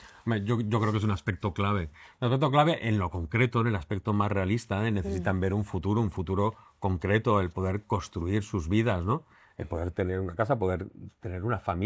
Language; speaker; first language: Spanish; native; Spanish